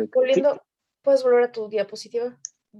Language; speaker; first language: Spanish; native; Spanish